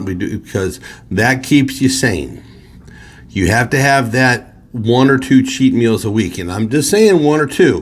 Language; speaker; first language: English; native; English